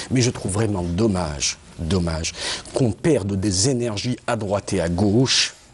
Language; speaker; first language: French; non-native, local second language; Arabic